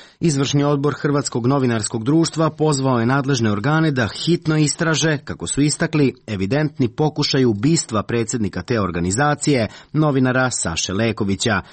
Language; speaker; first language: Serbian; native; Serbian